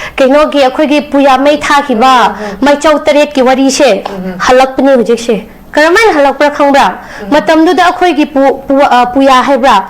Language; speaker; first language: Manipuri; native; Manipuri